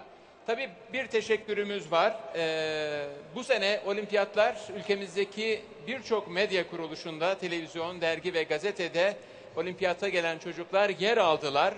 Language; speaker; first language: Turkish; native; Turkish